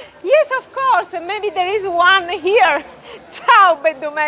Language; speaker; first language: English; non-native, fluent; Italian